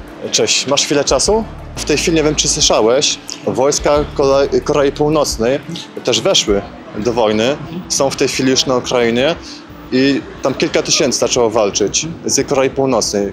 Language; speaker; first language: Polish; native; Polish